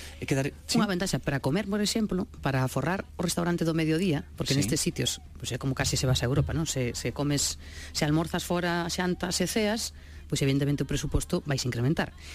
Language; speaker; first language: Galician; non-native, local second language; Spanish